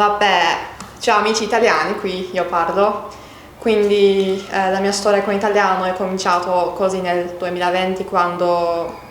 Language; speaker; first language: Italian; non-native, learner; Turkish